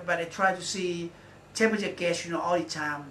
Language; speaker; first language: English; non-native, learner; Thai